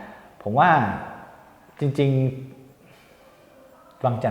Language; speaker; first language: Thai; native; Thai